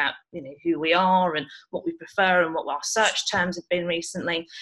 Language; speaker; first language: English; native; English